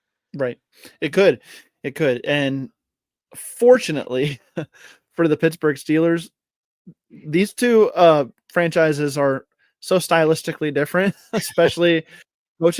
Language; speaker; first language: English; native; English